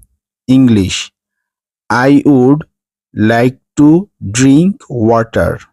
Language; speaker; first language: English; non-native, fluent; Bangla